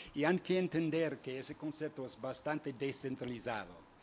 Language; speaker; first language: Spanish; non-native, fluent; English